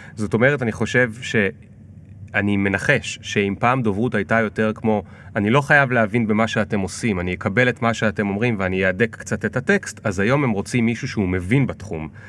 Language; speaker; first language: Hebrew; native; Hebrew